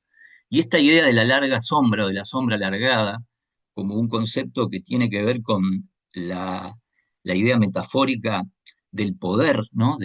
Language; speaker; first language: Spanish; native; Spanish